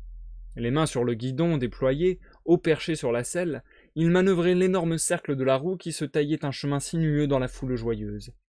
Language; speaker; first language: French; native; French